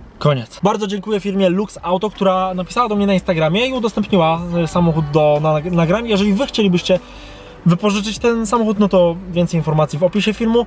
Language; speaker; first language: Polish; native; Polish